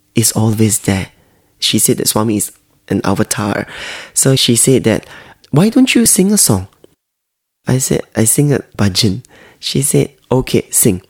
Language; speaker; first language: English; non-native, local second language; Hakka Chinese